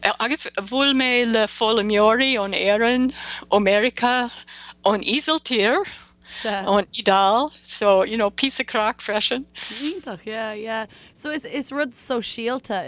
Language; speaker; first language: Irish; native; Irish